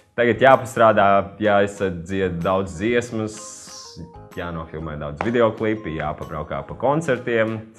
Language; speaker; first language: Latvian; native; Latvian